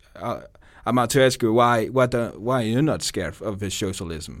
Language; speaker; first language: English; non-native, fluent; Danish